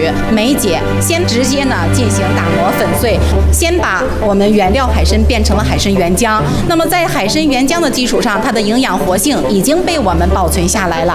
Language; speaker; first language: Chinese; native; Chinese